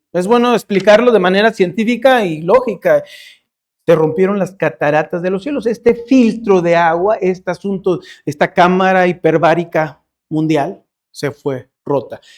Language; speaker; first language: Spanish; early bilingual, heritage; Spanish